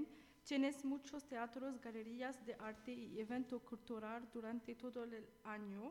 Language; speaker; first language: Spanish; non-native, learner; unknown